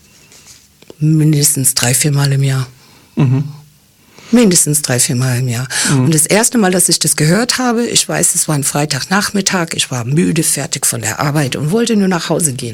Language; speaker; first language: German; early bilingual, other home language; English